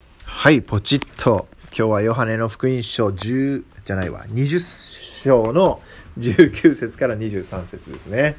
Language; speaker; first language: Japanese; native; Japanese